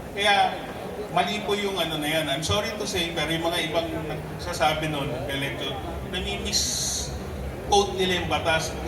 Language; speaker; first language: Filipino; non-native, local second language; Iloko